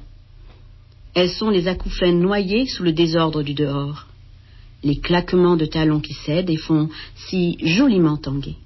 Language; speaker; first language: French; native; French